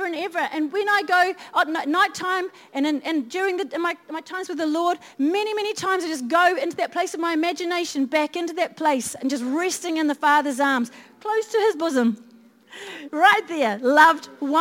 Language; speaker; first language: English; native; English